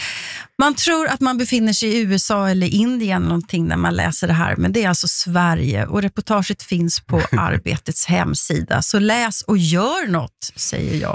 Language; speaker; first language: Swedish; native; Swedish